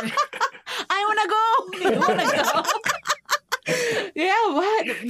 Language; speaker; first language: English; non-native, learner; Japanese